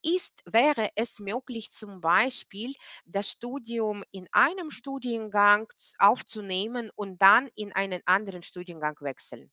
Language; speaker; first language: German; non-native, fluent; Ukrainian